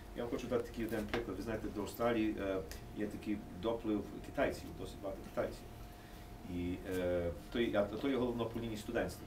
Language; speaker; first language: Ukrainian; early bilingual, heritage; English